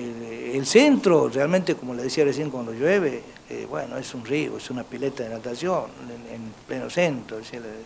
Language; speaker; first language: Spanish; native; Spanish